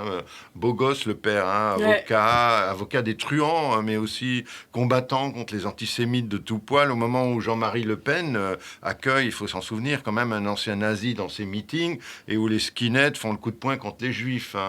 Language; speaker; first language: French; native; French